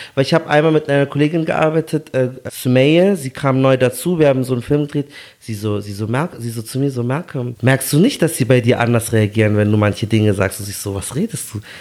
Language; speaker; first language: German; early bilingual, other home language; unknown